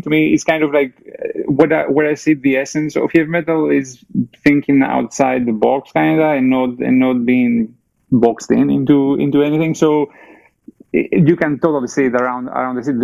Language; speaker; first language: English; non-native, fluent; Greek